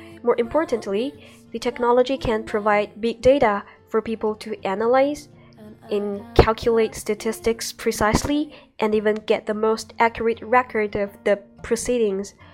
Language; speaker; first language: English; non-native, fluent; Chinese